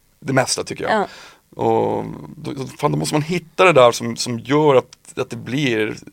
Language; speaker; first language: Swedish; native; Swedish